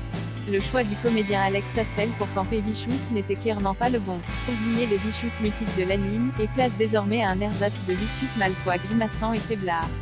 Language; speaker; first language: French; native; French